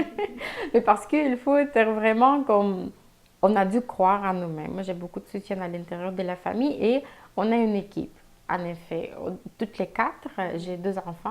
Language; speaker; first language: French; non-native, fluent; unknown